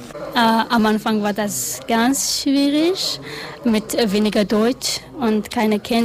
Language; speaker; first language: German; non-native, learner; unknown